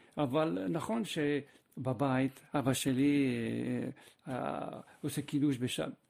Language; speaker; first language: Hebrew; non-native, fluent; French